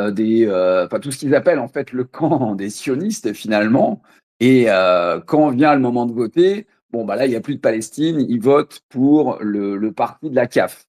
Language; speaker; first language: French; native; French